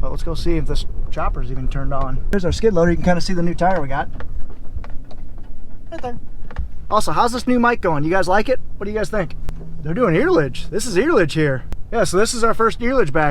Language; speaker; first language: English; native; English